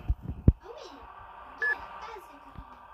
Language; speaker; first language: French; native; French